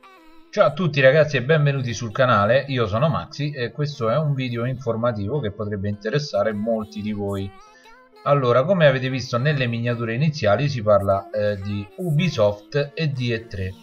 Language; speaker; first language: Italian; native; Italian